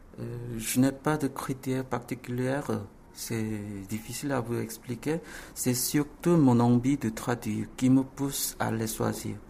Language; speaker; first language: French; non-native, fluent; Korean